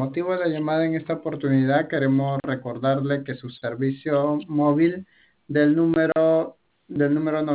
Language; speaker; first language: Spanish; native; Spanish